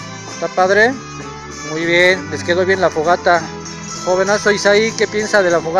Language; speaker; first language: Spanish; native; Spanish